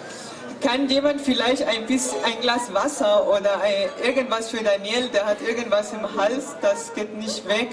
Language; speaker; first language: German; non-native, fluent; Spanish